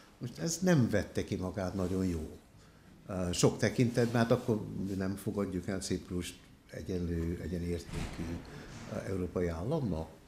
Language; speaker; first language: Hungarian; early bilingual, heritage; Hungarian